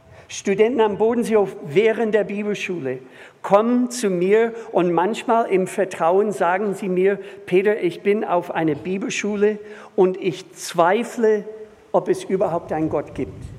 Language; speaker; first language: German; non-native, fluent; English